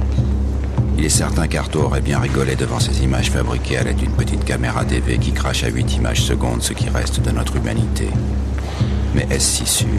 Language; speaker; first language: French; native; French